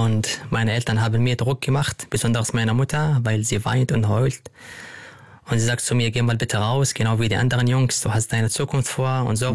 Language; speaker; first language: German; non-native, fluent; Arabic